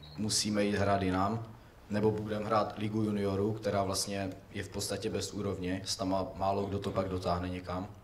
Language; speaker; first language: Czech; native; Czech